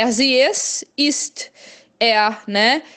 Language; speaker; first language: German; non-native, fluent; Portuguese